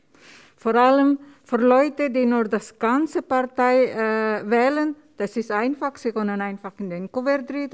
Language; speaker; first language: German; non-native, learner; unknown